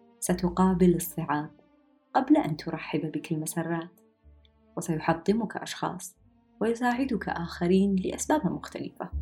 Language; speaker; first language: Arabic; native; Arabic